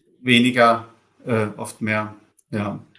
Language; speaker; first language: German; native; German